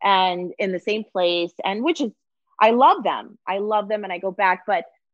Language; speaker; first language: English; native; English